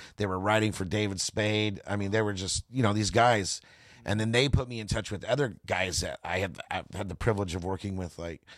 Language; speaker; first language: English; native; English